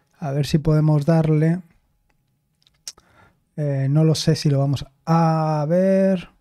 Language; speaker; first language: Spanish; native; Spanish